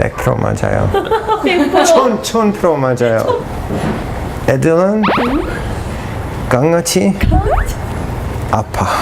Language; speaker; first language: Korean; non-native, learner; English